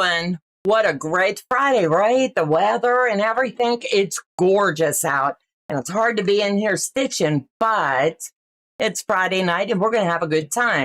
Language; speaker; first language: English; native; English